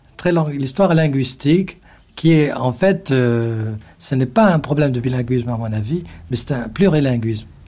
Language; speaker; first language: French; non-native, local second language; Arabic